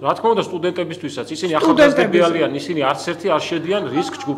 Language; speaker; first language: Georgian; native; Georgian